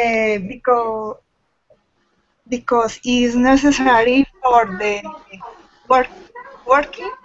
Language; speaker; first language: English; non-native, learner; Spanish